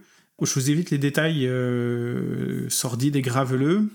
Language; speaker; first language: French; native; French